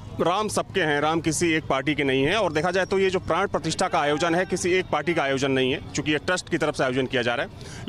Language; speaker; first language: Hindi; native; Hindi